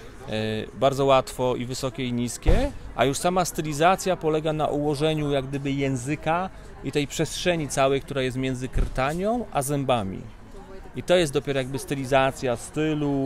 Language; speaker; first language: Polish; native; Polish